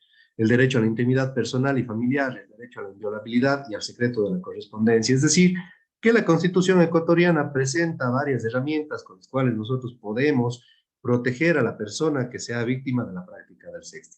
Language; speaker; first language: Spanish; native; Spanish